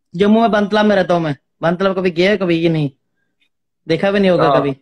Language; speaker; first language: Hindi; native; Hindi